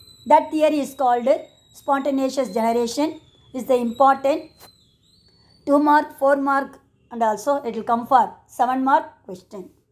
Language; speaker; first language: English; non-native, local second language; Tamil